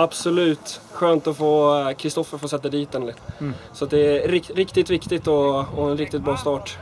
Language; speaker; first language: Swedish; native; Swedish